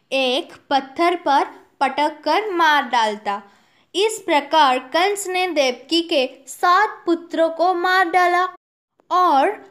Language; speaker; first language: Hindi; non-native, local second language; Odia